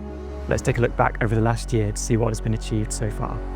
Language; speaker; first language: English; native; English